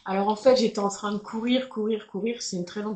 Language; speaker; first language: French; native; French